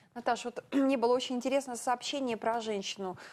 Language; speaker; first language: Russian; native; Russian